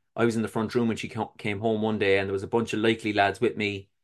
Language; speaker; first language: English; native; English